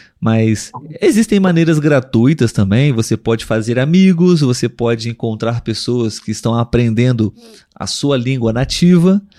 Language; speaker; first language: Portuguese; native; Portuguese